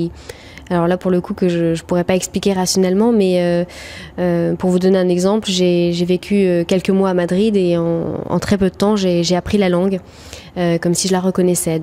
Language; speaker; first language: French; native; French